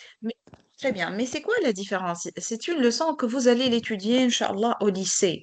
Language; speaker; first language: French; non-native, local second language; Arabic